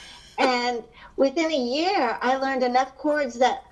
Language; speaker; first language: English; early bilingual, other home language; Hungarian